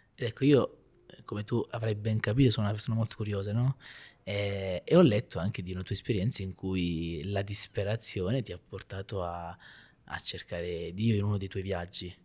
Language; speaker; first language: Italian; native; Italian